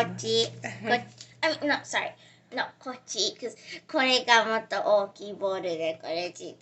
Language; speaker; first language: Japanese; early bilingual, heritage; English